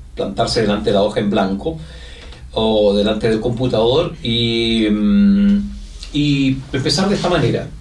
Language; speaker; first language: Spanish; native; Spanish